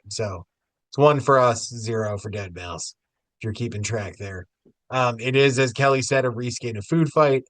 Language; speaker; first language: English; native; English